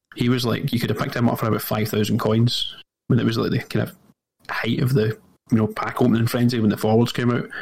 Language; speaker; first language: English; native; English